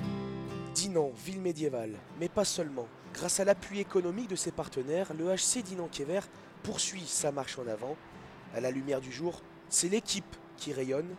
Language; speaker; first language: French; native; French